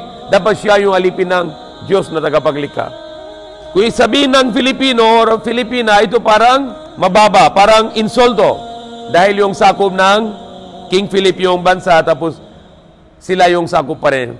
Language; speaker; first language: Filipino; non-native, fluent; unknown